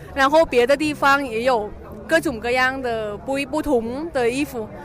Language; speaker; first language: Chinese; non-native, learner; Vietnamese